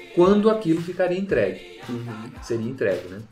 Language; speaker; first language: Portuguese; native; Portuguese